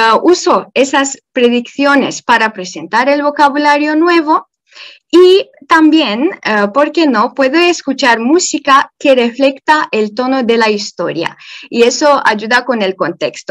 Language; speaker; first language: Spanish; non-native, fluent; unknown